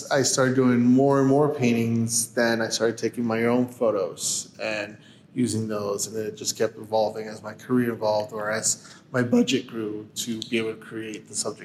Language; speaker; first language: English; early bilingual, other home language; Spanish